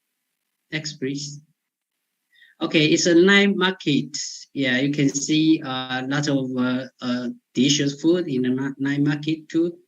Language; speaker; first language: English; non-native, fluent; Chinese